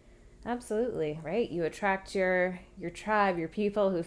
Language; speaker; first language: English; native; English